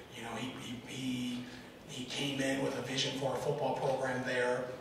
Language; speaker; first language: English; native; English